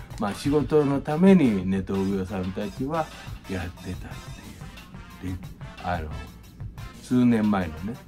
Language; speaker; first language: Japanese; native; Japanese